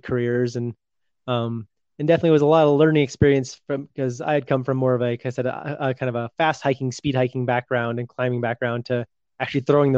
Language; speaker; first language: English; native; English